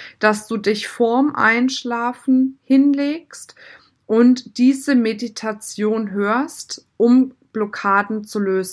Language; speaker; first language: German; native; German